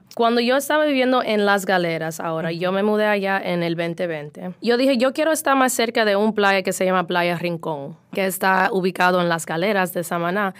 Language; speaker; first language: Spanish; early bilingual, heritage; Spanish